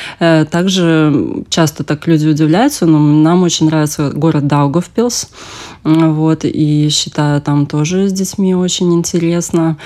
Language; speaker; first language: Russian; native; Russian